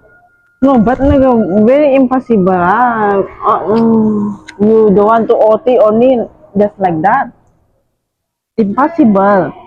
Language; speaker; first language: English; non-native, learner; Indonesian